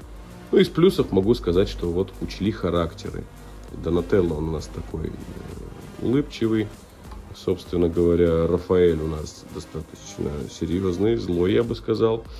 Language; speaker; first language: Russian; native; Russian